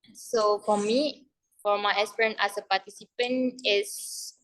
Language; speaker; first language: English; non-native, learner; Malay